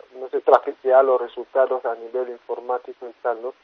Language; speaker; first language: Spanish; non-native, fluent; French